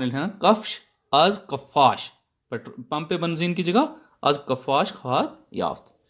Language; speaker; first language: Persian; non-native, fluent; Urdu